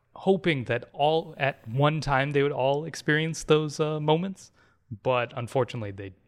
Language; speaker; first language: English; native; English